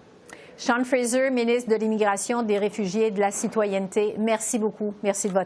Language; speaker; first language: French; native; French